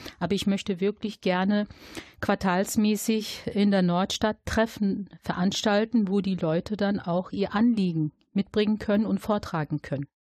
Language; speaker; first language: German; native; German